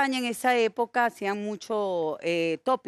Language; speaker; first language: Spanish; native; Spanish